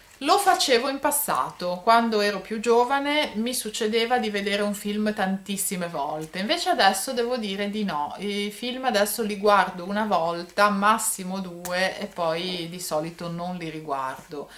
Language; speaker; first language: Italian; native; Italian